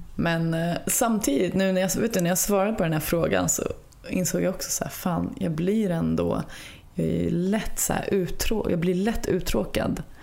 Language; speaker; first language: Swedish; early bilingual, other home language; Lithuanian